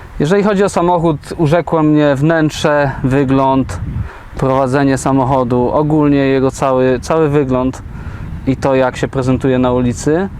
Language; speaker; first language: Polish; native; Polish